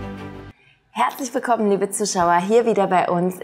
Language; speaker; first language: German; native; German